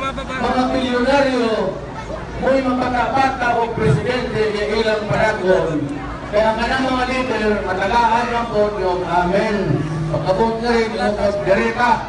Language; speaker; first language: Cebuano; native; Cebuano